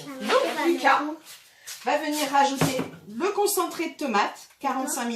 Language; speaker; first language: French; native; French